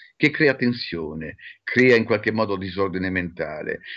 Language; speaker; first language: Italian; native; Italian